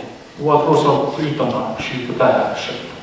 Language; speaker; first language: Norwegian; native; Norwegian